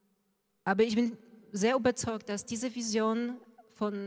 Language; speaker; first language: German; non-native, fluent; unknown